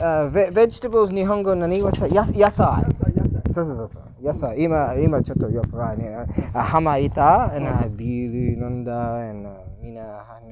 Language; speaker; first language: Japanese; non-native, learner; English